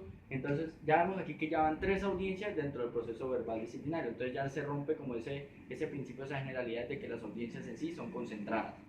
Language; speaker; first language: Spanish; native; Spanish